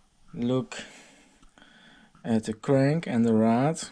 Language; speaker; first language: English; non-native, fluent; Dutch